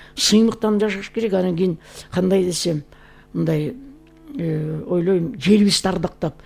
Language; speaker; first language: Kyrgyz; native; Kyrgyz